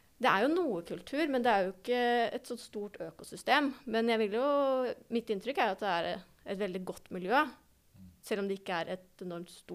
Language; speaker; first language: Norwegian; native; Norwegian